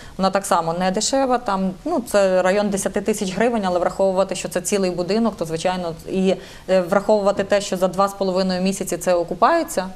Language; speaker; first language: Ukrainian; native; Ukrainian